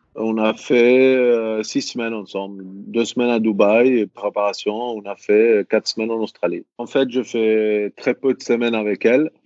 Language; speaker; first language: French; non-native, fluent; Greek